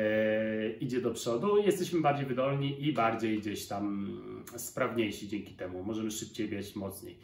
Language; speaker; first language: Polish; native; Polish